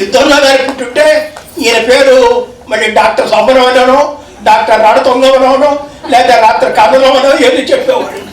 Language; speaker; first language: Telugu; native; Telugu